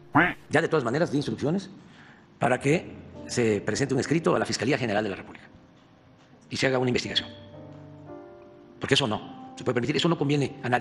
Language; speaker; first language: Spanish; native; Spanish